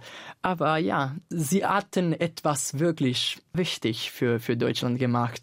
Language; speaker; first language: German; non-native, fluent; Italian